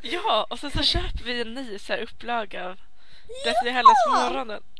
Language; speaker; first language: Swedish; native; Swedish